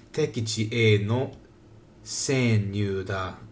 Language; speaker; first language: Japanese; non-native, learner; English